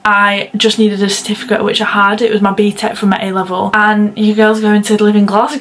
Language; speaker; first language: English; native; English